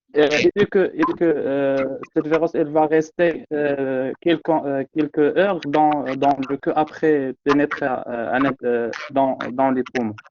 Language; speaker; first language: French; non-native, local second language; Arabic